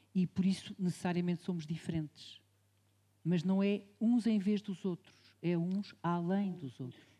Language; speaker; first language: Portuguese; native; Portuguese